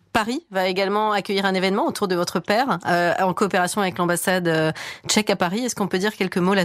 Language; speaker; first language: French; native; French